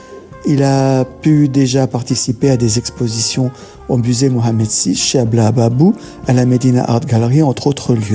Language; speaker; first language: French; native; French